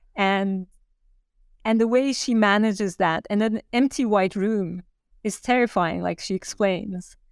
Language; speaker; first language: English; non-native, fluent; Turkish